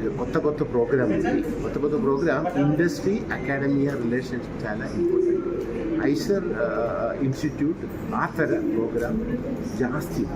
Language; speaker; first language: Telugu; non-native, learner; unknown